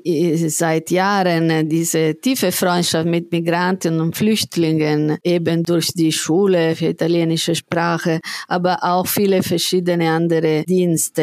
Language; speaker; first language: German; non-native, fluent; Italian